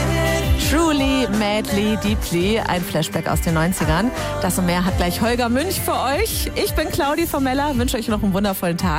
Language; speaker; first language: German; native; German